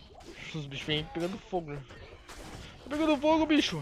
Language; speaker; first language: Portuguese; native; Portuguese